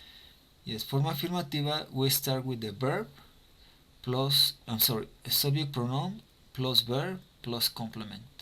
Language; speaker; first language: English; non-native, fluent; Spanish